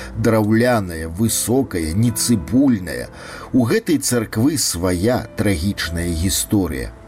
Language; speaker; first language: Belarusian; native; Belarusian